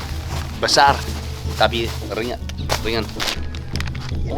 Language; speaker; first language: Indonesian; non-native, fluent; English